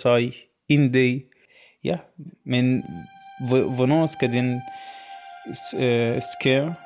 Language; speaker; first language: Norwegian; non-native, learner; Arabic